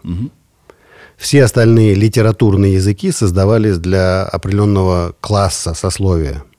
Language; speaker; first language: Russian; native; Russian